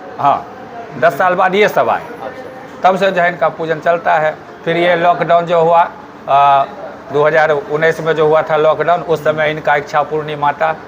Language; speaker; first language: Hindi; native; Hindi